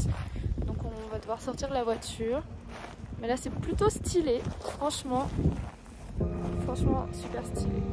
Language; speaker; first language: French; native; French